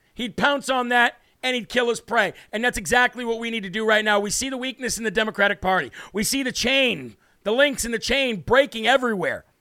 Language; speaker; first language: English; native; English